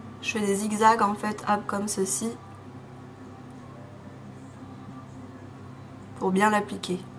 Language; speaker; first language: French; native; French